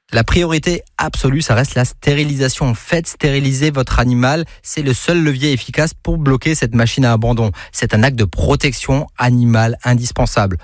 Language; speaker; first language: French; native; French